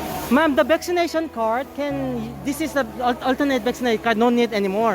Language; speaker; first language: English; non-native, learner; Korean